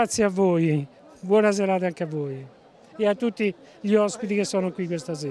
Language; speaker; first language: Italian; native; Italian